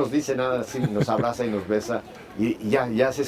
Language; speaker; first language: Spanish; native; Spanish